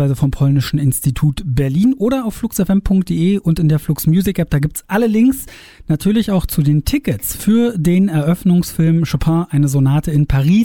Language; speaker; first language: German; native; German